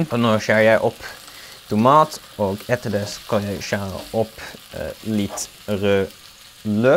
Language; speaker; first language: Norwegian; non-native, learner; Dutch